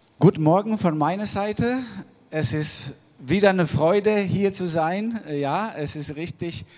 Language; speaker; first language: German; non-native, fluent; Albanian